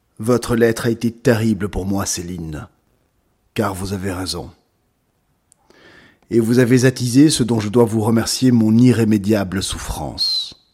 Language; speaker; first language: French; native; French